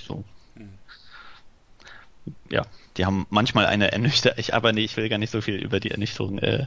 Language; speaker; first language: German; native; German